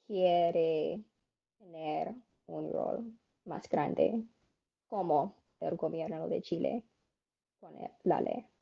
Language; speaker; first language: Spanish; non-native, learner; English